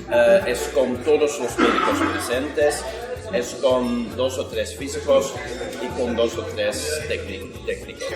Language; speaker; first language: Spanish; non-native, fluent; Dutch